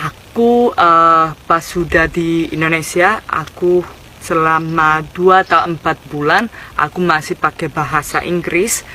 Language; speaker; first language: Indonesian; non-native, fluent; Spanish